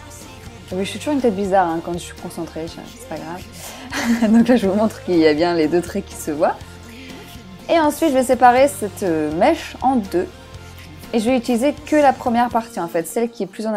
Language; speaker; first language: French; native; French